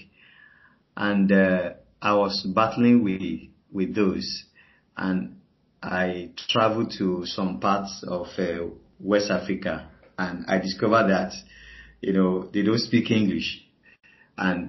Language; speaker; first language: English; non-native, local second language; Yoruba